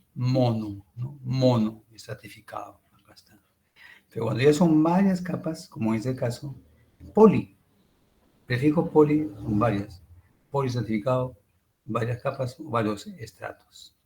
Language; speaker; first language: Spanish; native; Spanish